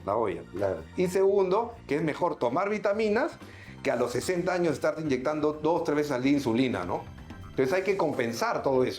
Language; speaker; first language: Spanish; native; Spanish